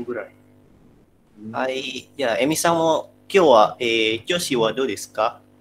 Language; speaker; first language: Japanese; non-native, learner; Indonesian